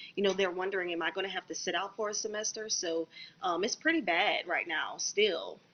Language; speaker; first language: English; native; English